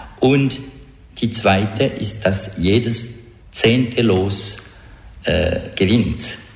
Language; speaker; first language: German; non-native, local second language; French